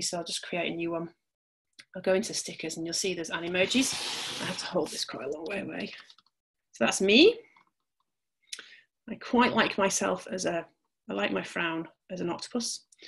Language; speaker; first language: English; native; English